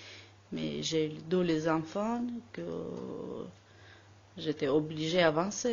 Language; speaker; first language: French; non-native, learner; Armenian